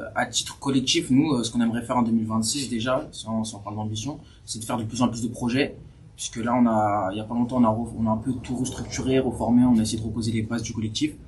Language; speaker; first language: French; early bilingual, other home language; Kabyle